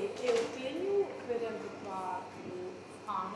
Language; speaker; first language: Portuguese; non-native, learner; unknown